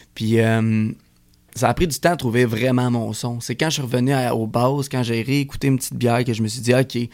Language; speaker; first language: French; native; French